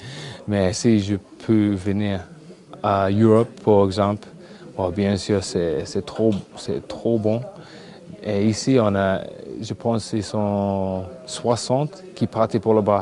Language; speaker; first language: French; non-native, learner; English